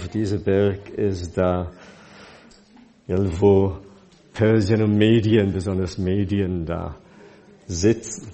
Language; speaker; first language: German; non-native, fluent; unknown